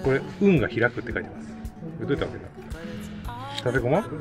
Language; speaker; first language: Japanese; native; Japanese